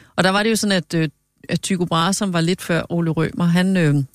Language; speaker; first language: Danish; native; Danish